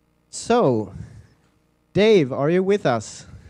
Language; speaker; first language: English; non-native, fluent; Swedish